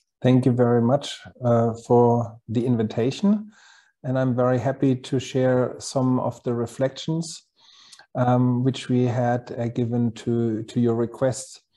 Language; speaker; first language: English; non-native, fluent; German